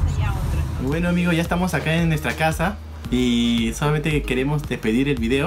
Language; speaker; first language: Spanish; native; Spanish